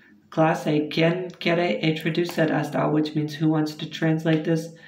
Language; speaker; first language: Spanish; non-native, learner; English